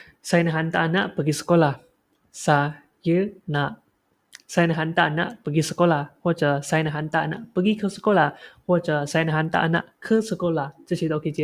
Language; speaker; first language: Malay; non-native, local second language; Chinese